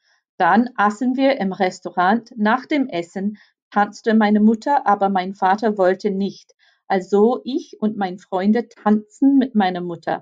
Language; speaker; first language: German; non-native, fluent; English